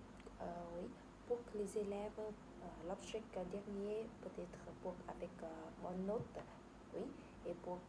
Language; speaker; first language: French; non-native, learner; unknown